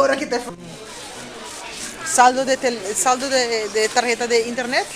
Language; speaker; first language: Spanish; non-native, fluent; Papiamento